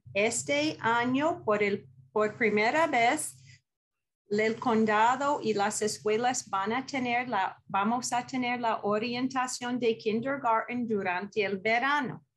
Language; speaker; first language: Spanish; non-native, fluent; English